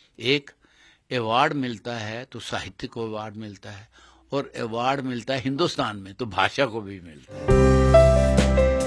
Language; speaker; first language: Hindi; non-native, local second language; Dogri